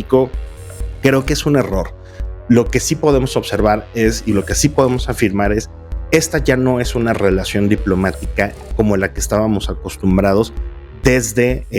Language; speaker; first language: Spanish; native; Spanish